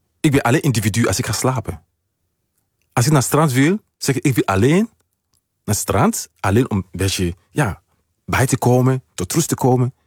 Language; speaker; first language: Dutch; non-native, fluent; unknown